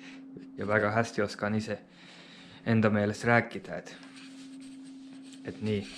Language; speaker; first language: Estonian; non-native, learner; Finnish